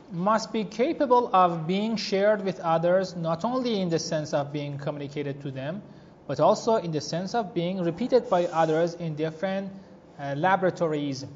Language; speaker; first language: English; non-native, fluent; Persian